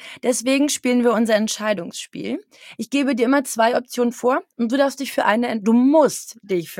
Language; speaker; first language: German; native; German